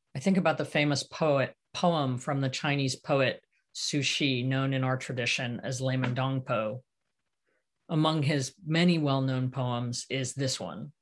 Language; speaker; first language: English; native; English